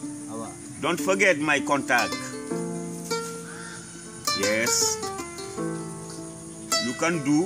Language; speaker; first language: English; non-native, learner; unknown